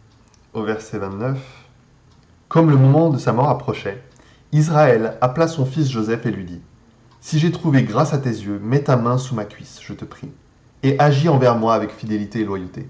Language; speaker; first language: French; native; French